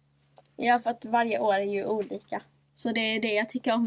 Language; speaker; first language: Swedish; native; Swedish